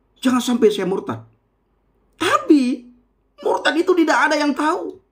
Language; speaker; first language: Indonesian; non-native, local second language; Achinese